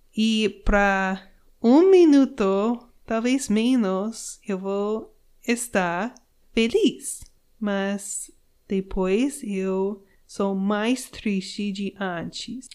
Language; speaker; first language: Portuguese; non-native, learner; English